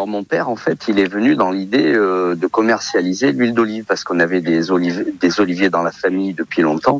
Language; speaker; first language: French; early bilingual, other home language; Portuguese